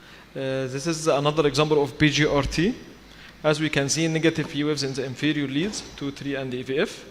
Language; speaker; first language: English; non-native, fluent; Arabic